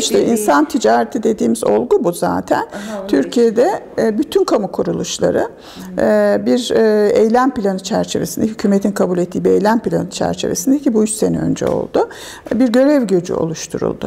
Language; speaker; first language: Turkish; native; Turkish